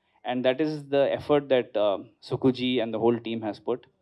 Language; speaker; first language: English; non-native, local second language; Telugu